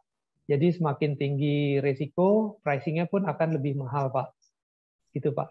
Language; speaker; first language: Indonesian; native; Indonesian